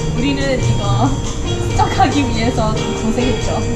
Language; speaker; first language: Korean; non-native, fluent; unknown